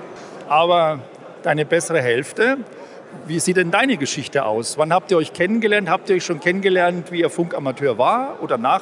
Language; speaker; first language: German; native; German